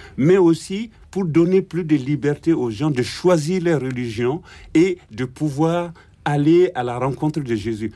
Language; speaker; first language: French; non-native, local second language; Bambara